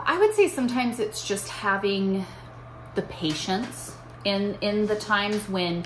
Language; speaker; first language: English; native; English